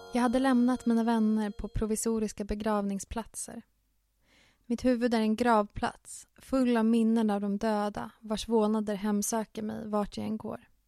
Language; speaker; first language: Swedish; early bilingual, other home language; Finnish